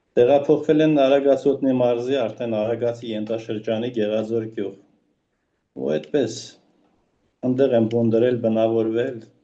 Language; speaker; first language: Armenian; native; Armenian